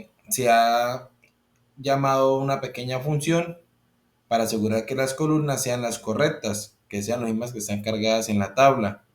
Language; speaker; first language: Spanish; native; Spanish